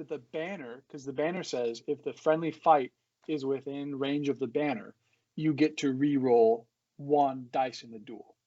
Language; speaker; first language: English; native; English